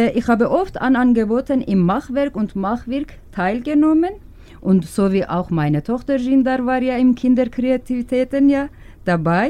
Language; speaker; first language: German; non-native, learner; Turkish